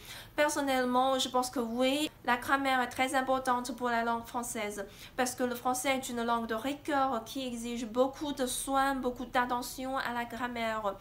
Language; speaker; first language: French; non-native, fluent; Chinese